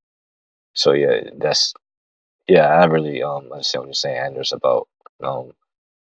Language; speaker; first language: English; native; English